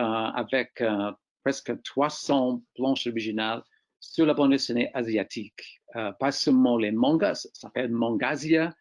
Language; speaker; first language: French; non-native, fluent; English